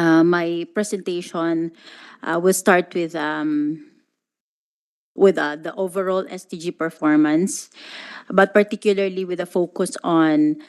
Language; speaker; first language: English; non-native, local second language; Filipino